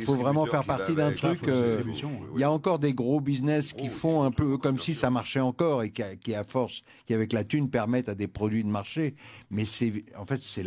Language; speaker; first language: French; native; French